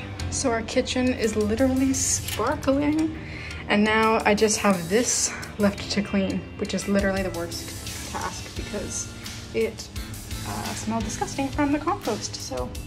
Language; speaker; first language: English; native; English